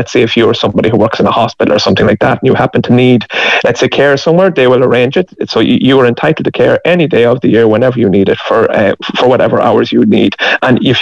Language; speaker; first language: English; native; English